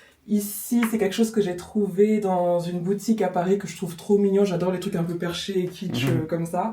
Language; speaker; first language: French; native; French